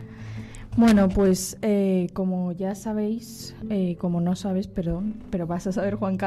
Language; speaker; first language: Spanish; native; Spanish